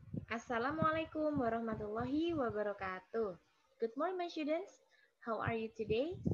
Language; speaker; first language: English; non-native, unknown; Indonesian